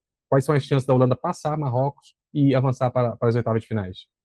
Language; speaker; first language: Portuguese; native; Portuguese